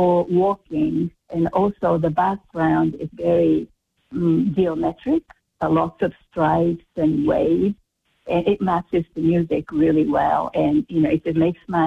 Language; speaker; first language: English; non-native, fluent; Japanese